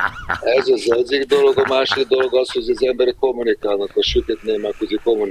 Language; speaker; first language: Hungarian; non-native, fluent; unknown